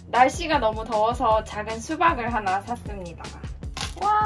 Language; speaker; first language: Korean; native; Korean